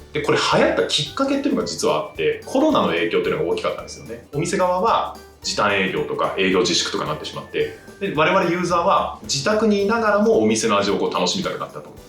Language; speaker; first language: Japanese; native; Japanese